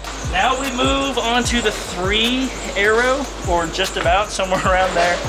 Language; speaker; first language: English; native; English